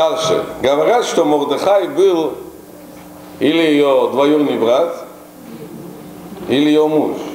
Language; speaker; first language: Russian; non-native, local second language; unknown